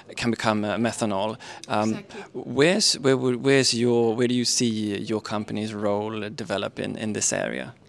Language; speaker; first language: English; non-native, fluent; Swedish